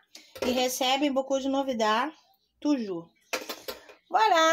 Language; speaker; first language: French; non-native, learner; Portuguese